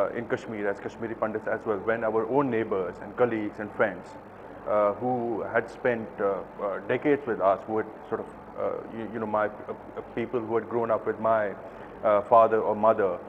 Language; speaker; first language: English; non-native, local second language; Kashmiri